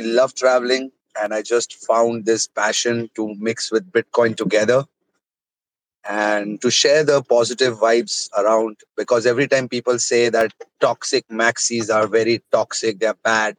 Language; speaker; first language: English; non-native, local second language; Hindi